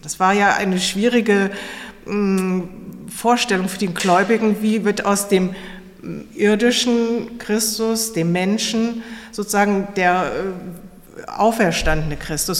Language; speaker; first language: German; native; German